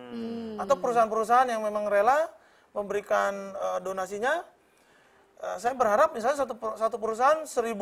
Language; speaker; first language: Indonesian; native; Indonesian